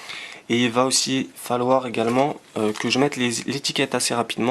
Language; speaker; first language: French; native; French